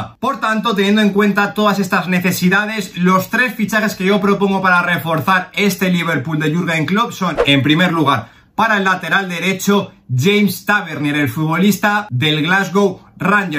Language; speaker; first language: Spanish; native; Spanish